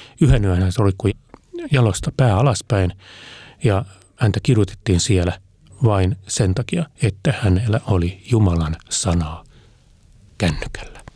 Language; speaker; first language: Finnish; native; Finnish